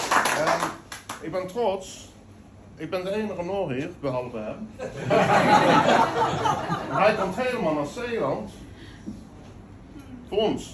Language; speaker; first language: Dutch; non-native, fluent; Norwegian